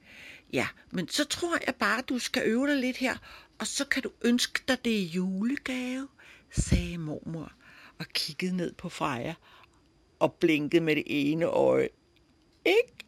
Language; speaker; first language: Danish; native; Danish